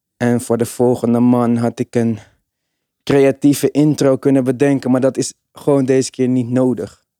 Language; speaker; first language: Dutch; native; Dutch